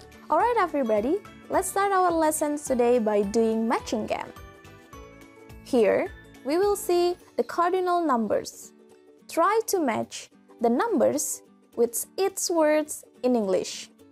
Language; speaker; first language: English; non-native, fluent; Indonesian